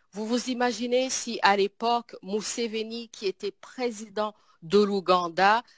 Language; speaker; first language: French; non-native, local second language; Kinyarwanda